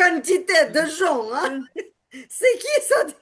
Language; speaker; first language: French; non-native, learner; Ukrainian